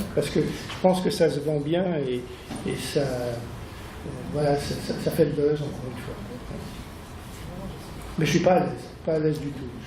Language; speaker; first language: French; native; French